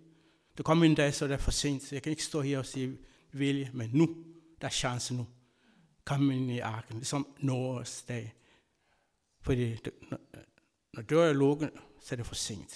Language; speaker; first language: Danish; non-native, fluent; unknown